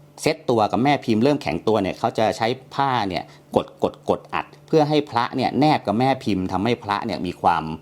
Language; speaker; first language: Thai; native; Thai